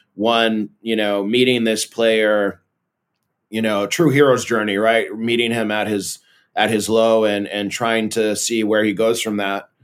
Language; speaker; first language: English; early bilingual, other home language; Portuguese